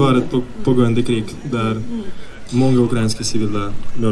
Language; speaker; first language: Swedish; non-native, fluent; Ukrainian